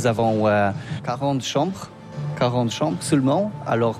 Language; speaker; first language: French; non-native, learner; Polish